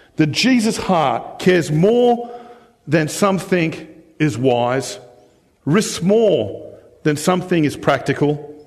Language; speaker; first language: English; native; English